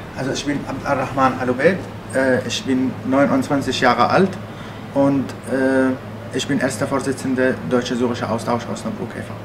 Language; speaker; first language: German; non-native, learner; Arabic